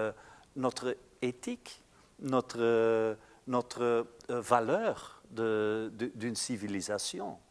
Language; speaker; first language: French; non-native, local second language; Dutch